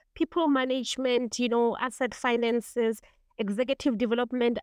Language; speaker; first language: English; non-native, local second language; Tswana